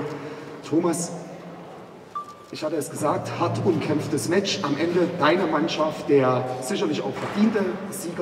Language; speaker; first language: German; native; German